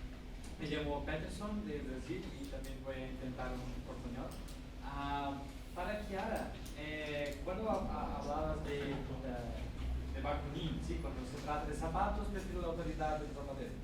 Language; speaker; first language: Spanish; non-native, fluent; Portuguese